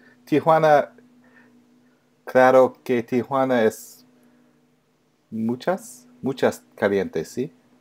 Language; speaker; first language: Spanish; non-native, learner; English